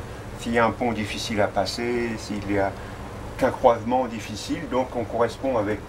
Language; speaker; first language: French; native; French